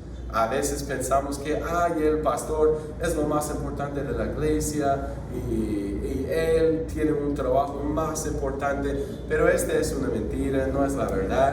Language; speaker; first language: Spanish; non-native, fluent; English